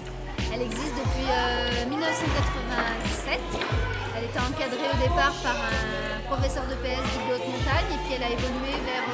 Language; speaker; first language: French; native; French